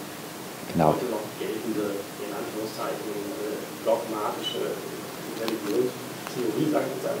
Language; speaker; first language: German; native; German